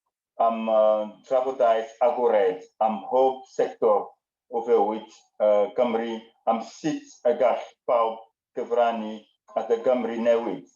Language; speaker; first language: Welsh; non-native, learner; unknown